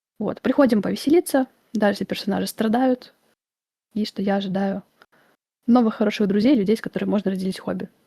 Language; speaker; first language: Russian; native; Russian